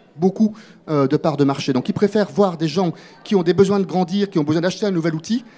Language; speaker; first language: French; native; French